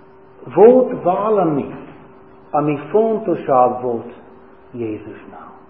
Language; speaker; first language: Hungarian; non-native, fluent; English